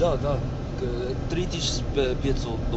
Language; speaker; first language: Russian; non-native, learner; Arabic